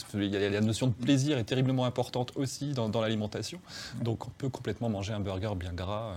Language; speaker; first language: French; native; French